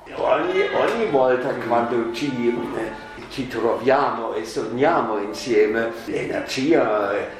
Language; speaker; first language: Italian; non-native, learner; German